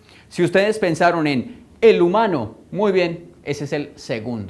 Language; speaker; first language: Spanish; native; Spanish